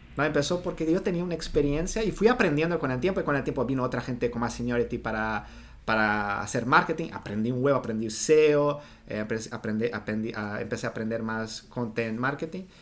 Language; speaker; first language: Spanish; non-native, fluent; Portuguese